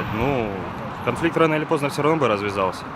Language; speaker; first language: Russian; native; Russian